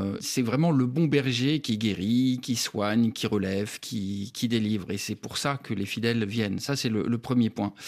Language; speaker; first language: French; native; French